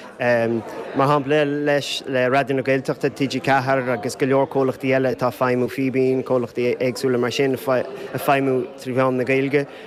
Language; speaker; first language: Irish; non-native, local second language; English